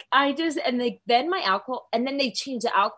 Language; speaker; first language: English; native; English